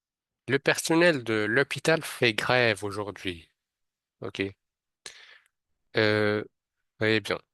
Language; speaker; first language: French; non-native, fluent; Arabic